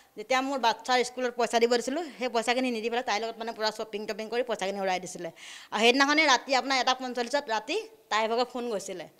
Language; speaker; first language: Assamese; native; Assamese